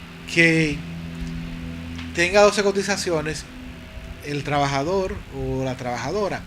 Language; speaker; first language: Spanish; native; Spanish